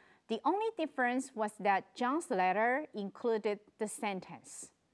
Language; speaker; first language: English; non-native, fluent; Chinese